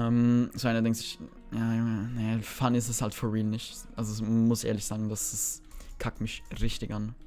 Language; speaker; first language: German; native; German